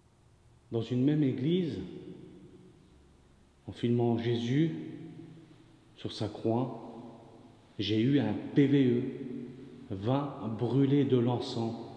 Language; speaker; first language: French; native; French